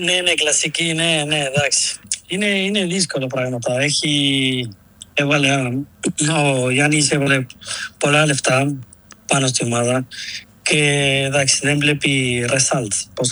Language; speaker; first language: Greek; non-native, learner; Spanish